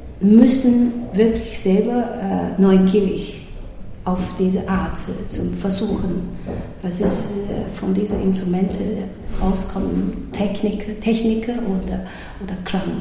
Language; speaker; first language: German; non-native, learner; Chinese